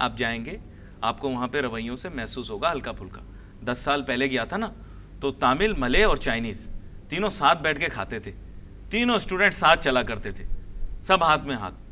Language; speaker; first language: Urdu; non-native, local second language; Punjabi